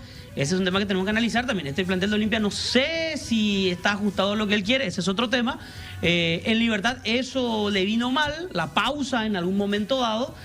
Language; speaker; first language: Spanish; native; Spanish